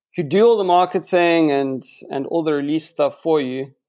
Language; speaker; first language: English; native; English